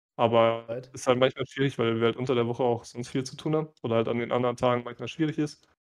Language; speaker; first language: German; native; German